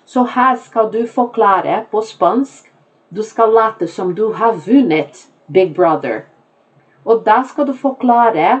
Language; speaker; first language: Norwegian; non-native, fluent; Portuguese